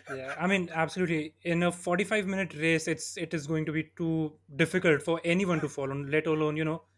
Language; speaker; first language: English; non-native, local second language; Hindi